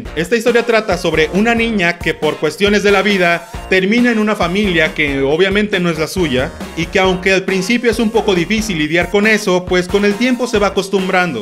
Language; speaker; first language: Spanish; native; Spanish